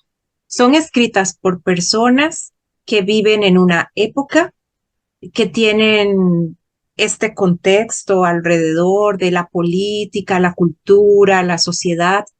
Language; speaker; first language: Spanish; non-native, fluent; Portuguese